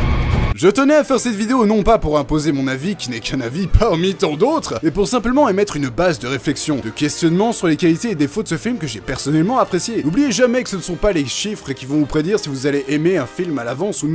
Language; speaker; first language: French; native; French